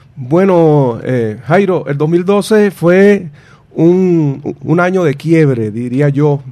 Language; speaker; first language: Spanish; native; Spanish